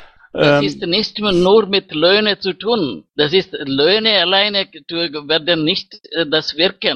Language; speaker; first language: German; non-native, fluent; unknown